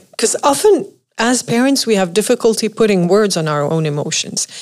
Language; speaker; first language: English; non-native, fluent; Arabic